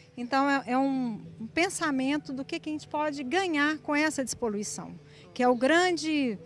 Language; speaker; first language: Portuguese; native; Portuguese